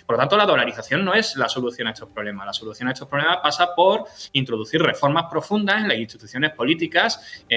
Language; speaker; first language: Spanish; native; Spanish